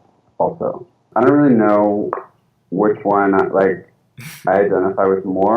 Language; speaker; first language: English; early bilingual, other home language; Spanish